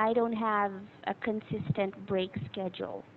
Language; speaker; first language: English; non-native, fluent; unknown